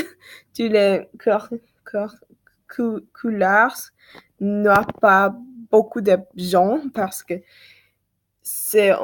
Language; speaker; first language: French; non-native, learner; English